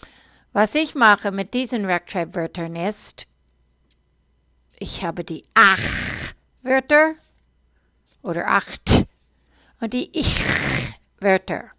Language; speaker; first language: German; non-native, fluent; English